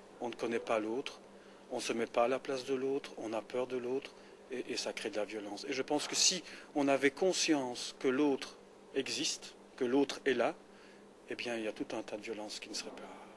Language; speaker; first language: French; native; French